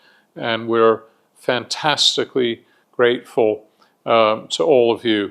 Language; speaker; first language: English; native; English